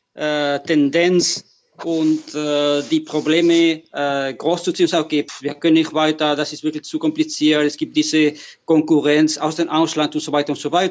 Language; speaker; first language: German; non-native, fluent; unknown